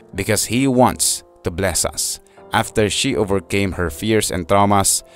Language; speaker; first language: English; non-native, local second language; Filipino